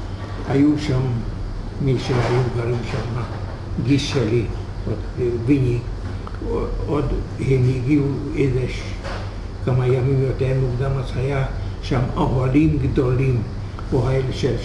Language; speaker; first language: Hebrew; non-native, fluent; Hungarian